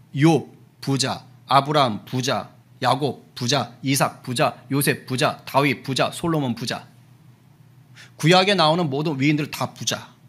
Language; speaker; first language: Korean; native; Korean